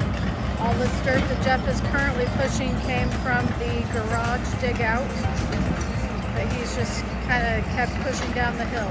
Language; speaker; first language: English; native; English